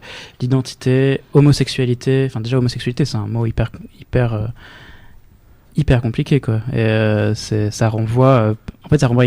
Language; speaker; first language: French; native; French